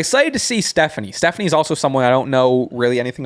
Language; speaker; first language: English; native; English